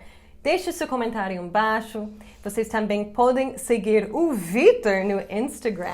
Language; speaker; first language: Portuguese; non-native, fluent; English